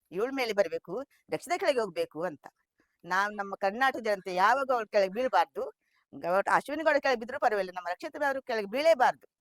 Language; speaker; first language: Kannada; non-native, local second language; Tulu